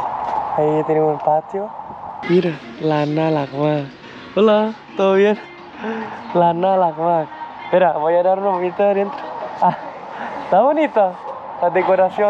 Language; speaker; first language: Spanish; non-native, learner; Thai